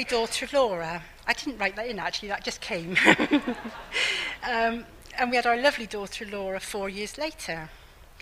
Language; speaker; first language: English; native; English